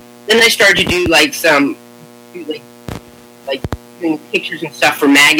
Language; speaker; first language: English; native; English